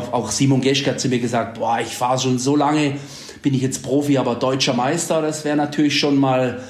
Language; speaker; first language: German; native; German